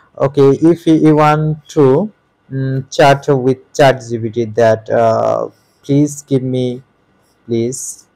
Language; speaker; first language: English; non-native, local second language; Bangla